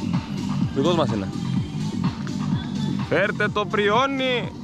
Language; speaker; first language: Greek; native; Greek